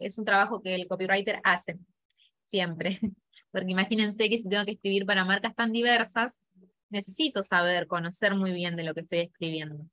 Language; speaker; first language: Spanish; native; Spanish